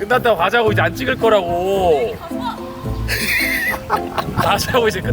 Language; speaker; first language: Korean; native; Korean